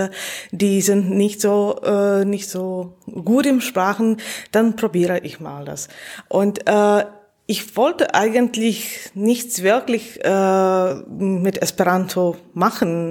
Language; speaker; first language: German; non-native, fluent; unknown